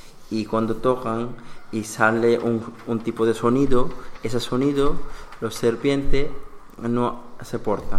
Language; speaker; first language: Spanish; non-native, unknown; Bangla